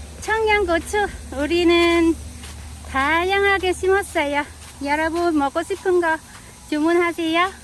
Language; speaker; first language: Korean; non-native, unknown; Vietnamese